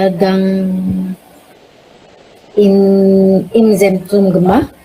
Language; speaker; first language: German; non-native, learner; Indonesian